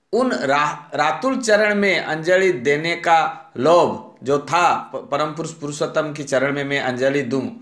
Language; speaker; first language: Hindi; non-native, local second language; Odia